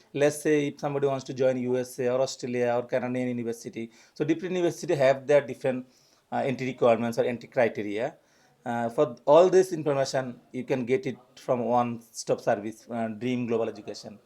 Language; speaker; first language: English; non-native, local second language; Bangla